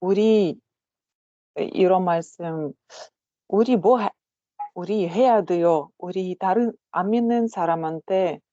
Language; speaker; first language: Korean; non-native, learner; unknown